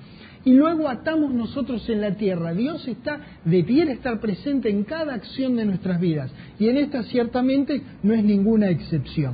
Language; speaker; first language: Spanish; native; Spanish